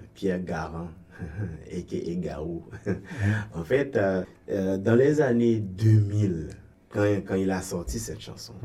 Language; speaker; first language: French; native; French